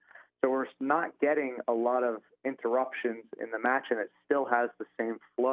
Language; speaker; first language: English; native; English